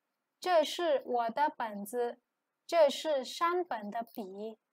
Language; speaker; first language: Chinese; non-native, fluent; Indonesian